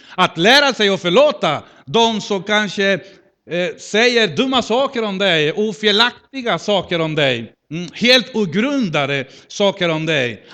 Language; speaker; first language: Swedish; non-native, fluent; Spanish